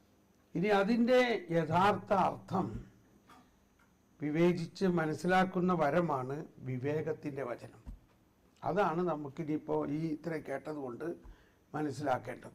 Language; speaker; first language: Malayalam; native; Malayalam